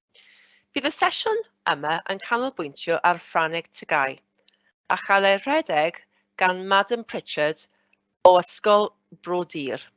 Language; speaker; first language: Welsh; native; Welsh